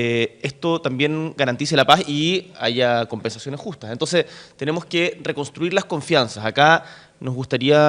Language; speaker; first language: Spanish; native; Spanish